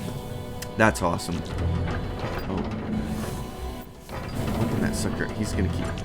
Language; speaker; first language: English; native; English